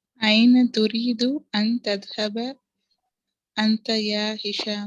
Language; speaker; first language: Arabic; non-native, learner; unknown